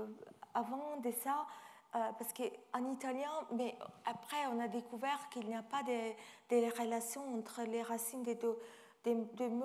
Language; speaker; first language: French; non-native, fluent; Italian